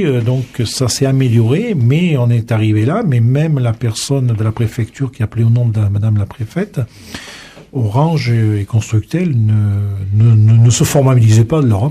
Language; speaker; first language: French; native; French